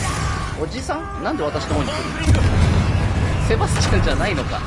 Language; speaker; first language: Japanese; native; Japanese